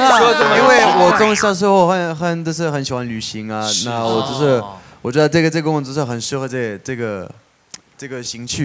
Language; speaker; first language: Chinese; non-native, fluent; French